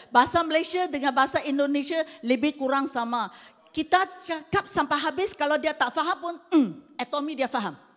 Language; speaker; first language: Malay; non-native, local second language; Chinese